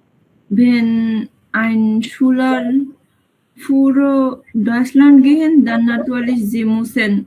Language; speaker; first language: German; non-native, learner; Bangla